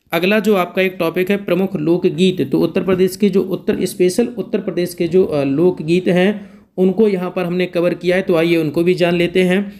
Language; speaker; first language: Hindi; native; Hindi